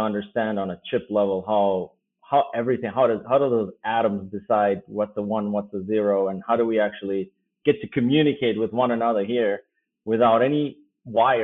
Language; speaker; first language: English; non-native, fluent; Albanian